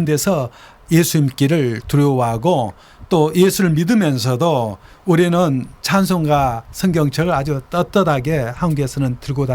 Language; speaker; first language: Korean; native; Korean